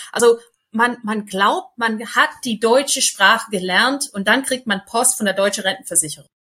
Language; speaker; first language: German; non-native, fluent; English